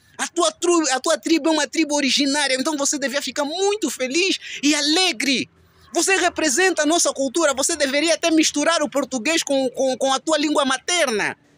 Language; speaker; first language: Portuguese; native; Portuguese